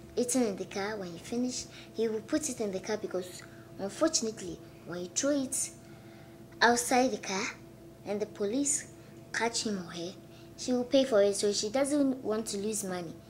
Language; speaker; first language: English; non-native, local second language; Akan